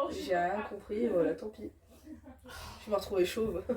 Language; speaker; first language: French; native; French